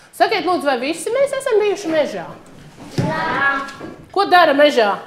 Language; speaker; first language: Latvian; native; Latvian